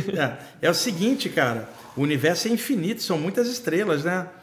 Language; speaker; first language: Portuguese; native; Portuguese